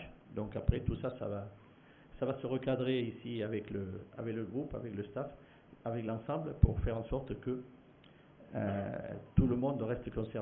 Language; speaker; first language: French; native; French